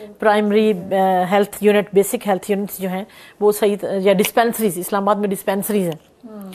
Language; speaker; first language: Urdu; non-native, local second language; Punjabi